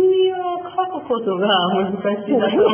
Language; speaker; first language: Japanese; non-native, learner; Persian